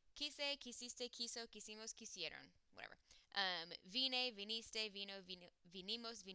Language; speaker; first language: Spanish; non-native, fluent; English